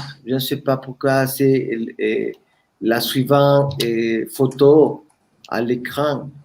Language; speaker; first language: French; non-native, learner; Spanish